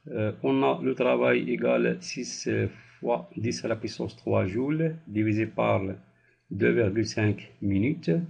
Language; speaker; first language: French; non-native, local second language; Arabic